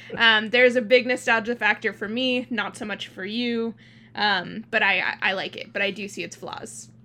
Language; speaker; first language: English; early bilingual, other home language; Thai